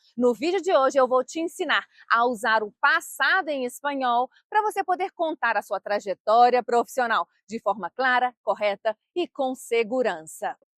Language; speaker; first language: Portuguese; native; Portuguese